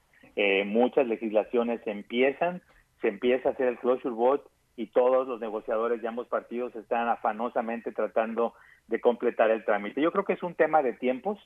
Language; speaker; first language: Spanish; native; Spanish